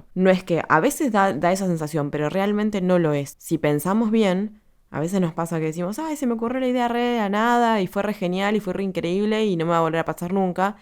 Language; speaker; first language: Spanish; native; Spanish